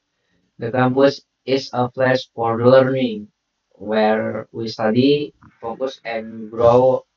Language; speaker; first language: English; non-native, learner; Indonesian